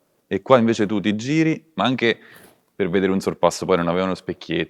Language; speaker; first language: Italian; native; Italian